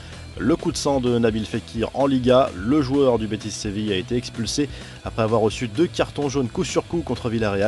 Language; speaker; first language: French; native; French